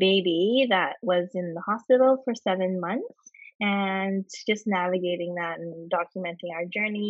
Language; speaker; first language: English; native; English